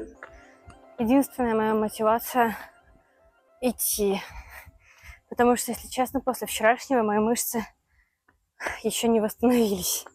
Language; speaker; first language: Russian; native; Russian